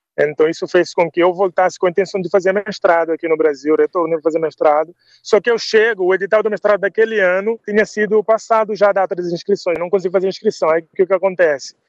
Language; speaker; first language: Portuguese; non-native, local second language; Upper Guinea Crioulo